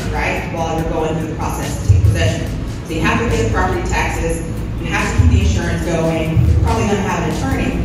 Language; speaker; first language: English; native; English